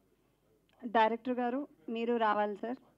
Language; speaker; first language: Telugu; native; Telugu